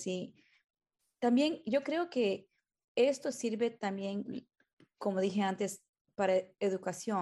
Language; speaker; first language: Spanish; early bilingual, heritage; Spanish